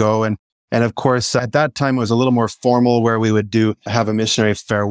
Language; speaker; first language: English; native; English